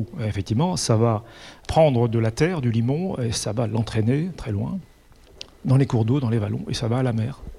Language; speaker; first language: French; native; French